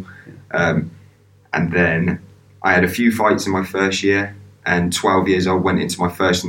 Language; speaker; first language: English; native; English